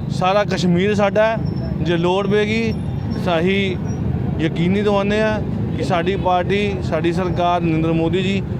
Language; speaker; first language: Punjabi; native; Punjabi